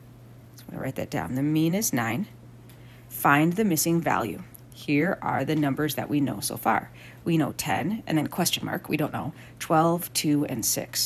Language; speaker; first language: English; native; English